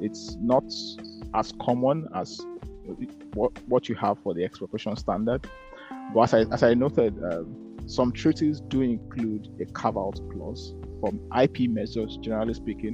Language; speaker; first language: English; non-native, local second language; Yoruba